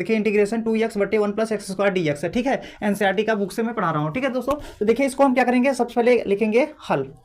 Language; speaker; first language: Hindi; native; Hindi